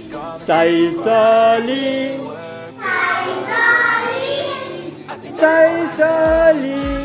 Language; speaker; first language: Chinese; non-native, learner; Nepali